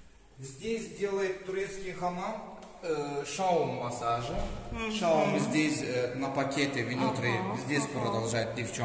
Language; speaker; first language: Russian; non-native, learner; Turkish